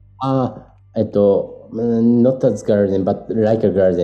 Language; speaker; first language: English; non-native, learner; Japanese